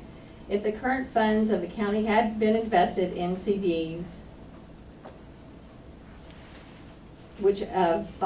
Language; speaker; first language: English; native; English